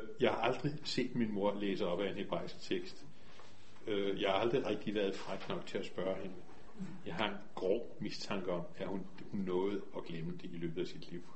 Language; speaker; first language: Danish; native; Danish